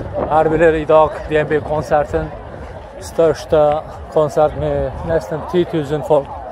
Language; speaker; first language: Swedish; non-native, learner; Turkish